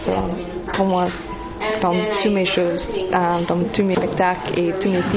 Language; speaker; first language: French; non-native, learner; English